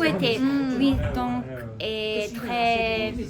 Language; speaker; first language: French; non-native, learner; English